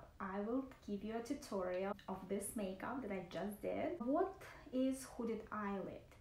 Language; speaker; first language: English; non-native, fluent; Russian